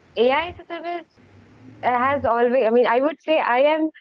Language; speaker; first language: English; non-native, local second language; Marathi